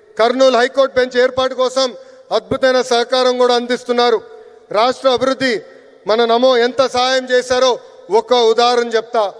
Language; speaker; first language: Telugu; native; Telugu